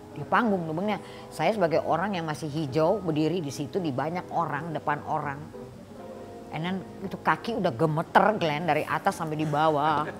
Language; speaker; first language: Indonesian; early bilingual, heritage; Indonesian